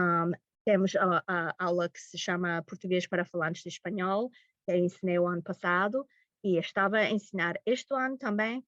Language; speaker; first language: Portuguese; early bilingual, heritage; Portuguese